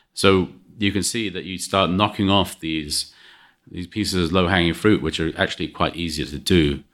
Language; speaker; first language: English; native; English